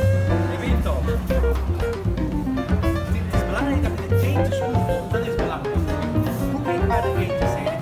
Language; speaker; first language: Dutch; native; Dutch